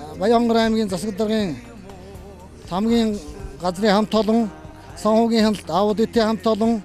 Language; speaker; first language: Mongolian; native; Mongolian